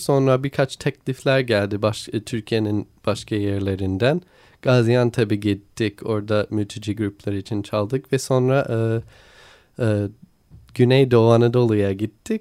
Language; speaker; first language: Turkish; non-native, learner; English